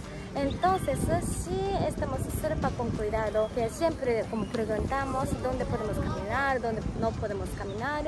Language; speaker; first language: Spanish; non-native, learner; Japanese